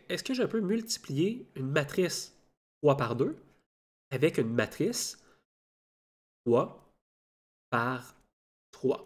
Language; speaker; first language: French; native; French